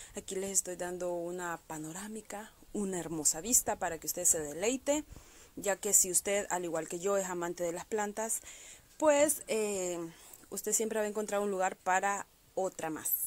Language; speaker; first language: Spanish; native; Spanish